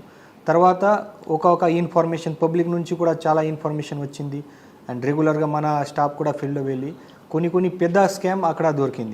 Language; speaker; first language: Telugu; non-native, learner; Marathi